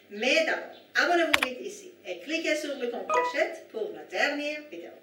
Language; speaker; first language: French; non-native, fluent; Persian